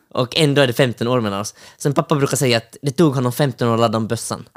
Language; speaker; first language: Swedish; early bilingual, other home language; Finnish